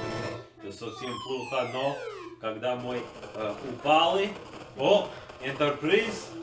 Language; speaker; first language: Russian; non-native, learner; English